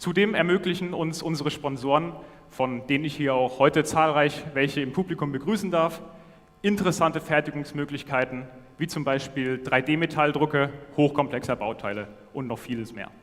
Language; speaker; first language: German; native; German